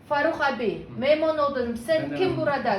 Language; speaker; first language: Turkish; non-native, learner; Russian